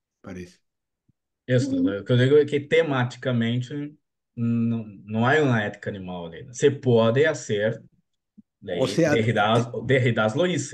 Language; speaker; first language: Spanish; non-native, learner; Portuguese